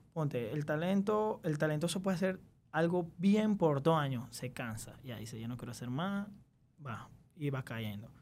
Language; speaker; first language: Spanish; early bilingual, other home language; Chinese